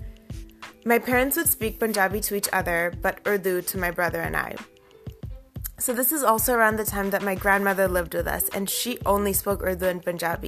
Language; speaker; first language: English; early bilingual, other home language; Urdu